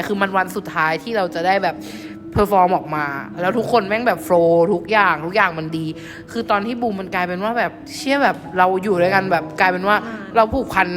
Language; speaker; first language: Thai; native; Thai